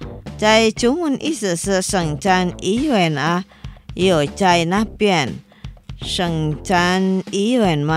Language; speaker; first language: Chinese; non-native, learner; Indonesian